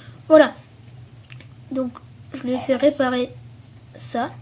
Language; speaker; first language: French; native; French